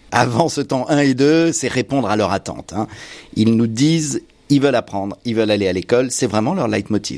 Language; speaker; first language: French; native; French